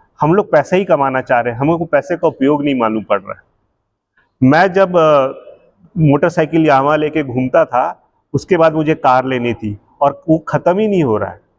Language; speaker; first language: Hindi; native; Hindi